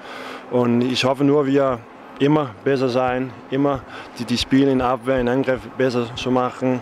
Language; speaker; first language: German; non-native, learner; Danish